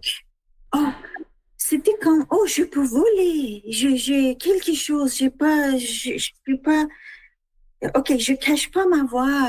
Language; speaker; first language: French; non-native, learner; Persian